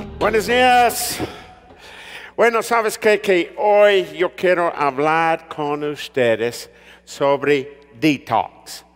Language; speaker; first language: Spanish; early bilingual, heritage; Spanish